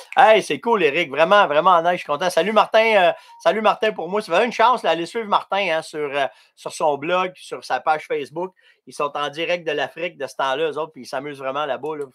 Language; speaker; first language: French; native; French